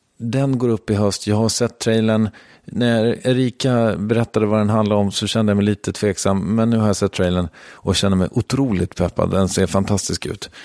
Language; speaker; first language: Swedish; native; Swedish